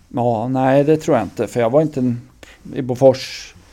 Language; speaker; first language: Swedish; native; Swedish